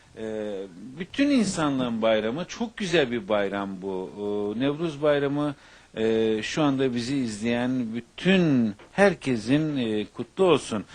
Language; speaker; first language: Turkish; native; Turkish